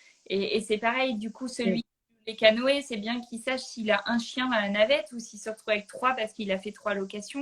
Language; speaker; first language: French; native; French